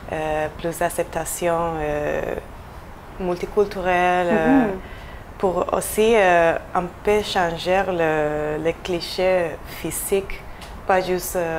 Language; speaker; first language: French; non-native, fluent; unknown